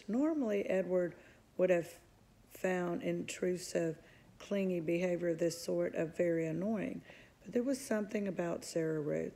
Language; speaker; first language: English; native; English